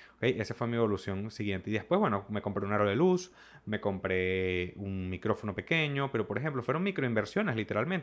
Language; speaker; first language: Spanish; native; Spanish